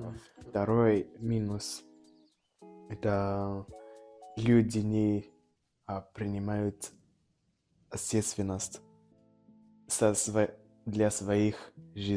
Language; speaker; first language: Russian; non-native, learner; Nyanja